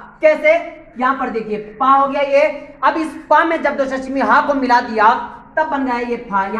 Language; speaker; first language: Hindi; native; Hindi